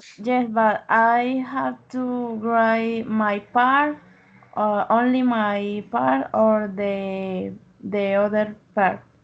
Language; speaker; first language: English; non-native, learner; Spanish